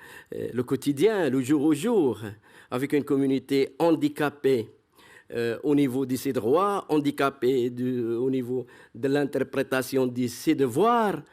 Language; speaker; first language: French; non-native, fluent; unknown